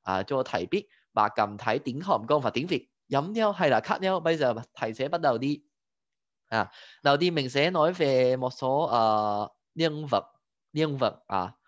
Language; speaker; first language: Vietnamese; non-native, fluent; Cantonese